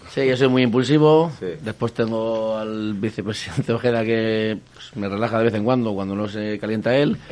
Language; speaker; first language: Spanish; native; Spanish